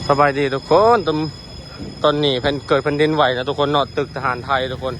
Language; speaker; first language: Thai; non-native, learner; Lao